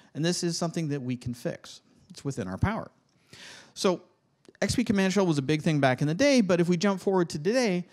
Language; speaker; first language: English; native; English